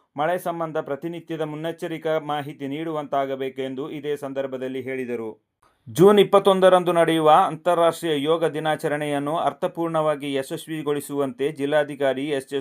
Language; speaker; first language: Kannada; non-native, local second language; Kodava